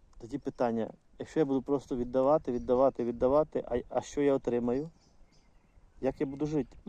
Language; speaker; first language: Ukrainian; non-native, local second language; Russian